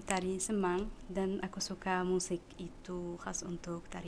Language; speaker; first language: Indonesian; non-native, learner; Arabic